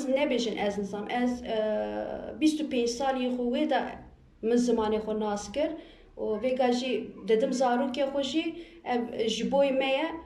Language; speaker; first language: Kurdish; non-native, local second language; Turkish